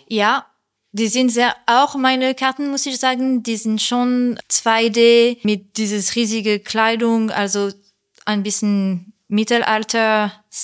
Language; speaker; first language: German; non-native, learner; French